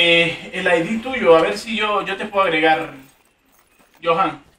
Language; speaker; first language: Spanish; native; Spanish